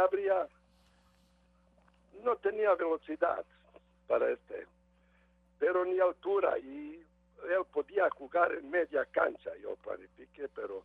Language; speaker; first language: Spanish; non-native, learner; Serbian